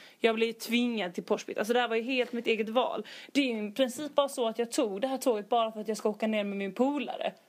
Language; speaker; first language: Swedish; native; Swedish